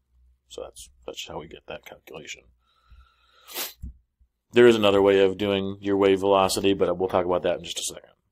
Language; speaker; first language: English; native; English